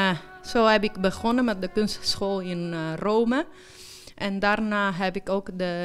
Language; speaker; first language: Dutch; early bilingual, heritage; Italian